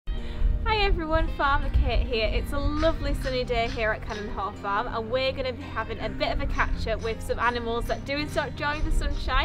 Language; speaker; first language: English; native; English